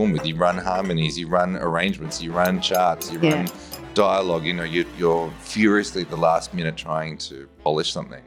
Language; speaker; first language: English; native; English